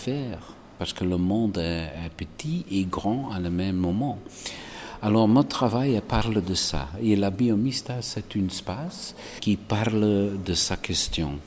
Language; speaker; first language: French; non-native, local second language; Dutch